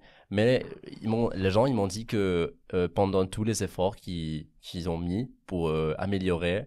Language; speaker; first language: French; non-native, fluent; Catalan